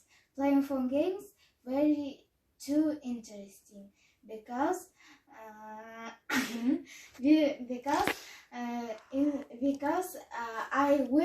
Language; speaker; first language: English; non-native, learner; Kazakh